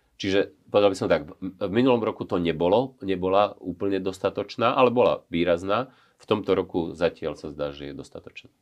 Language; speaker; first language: Slovak; native; Slovak